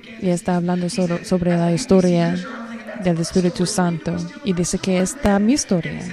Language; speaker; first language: Spanish; non-native, learner; English